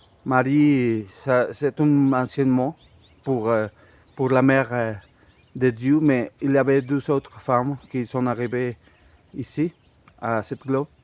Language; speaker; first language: French; non-native, fluent; Spanish